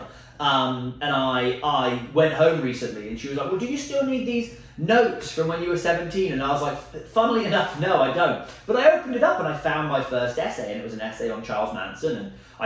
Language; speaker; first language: English; native; English